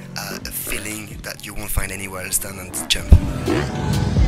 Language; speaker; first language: English; non-native, fluent; French